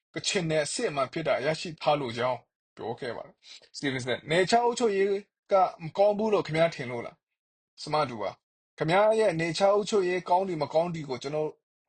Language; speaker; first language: Burmese; non-native, local second language; Kachin